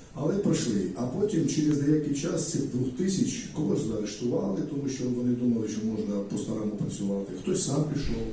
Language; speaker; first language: Ukrainian; non-native, fluent; Georgian